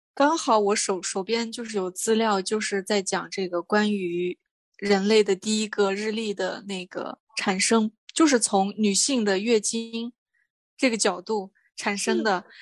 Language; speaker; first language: Chinese; non-native, local second language; Mongolian